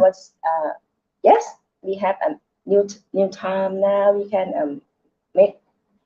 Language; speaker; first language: English; non-native, learner; Thai